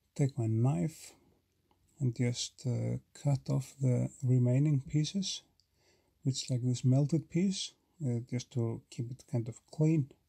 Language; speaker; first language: English; non-native, fluent; Icelandic